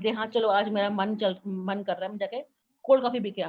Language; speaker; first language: Hindi; native; Hindi